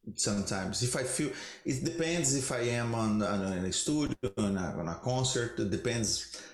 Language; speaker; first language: English; non-native, learner; Portuguese